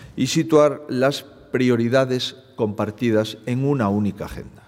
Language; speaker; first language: Spanish; native; Spanish